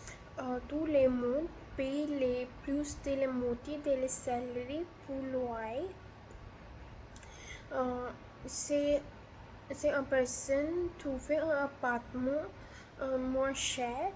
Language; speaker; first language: French; non-native, learner; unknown